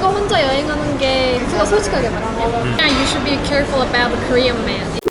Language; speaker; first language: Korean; non-native, fluent; Turkish